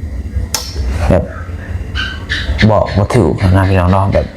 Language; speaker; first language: Thai; non-native, local second language; Lao